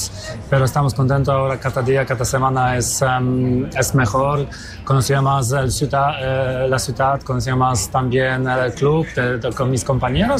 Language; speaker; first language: Spanish; non-native, fluent; Polish